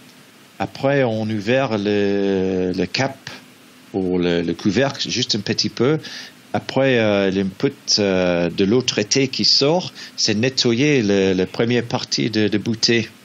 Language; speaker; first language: French; non-native, learner; English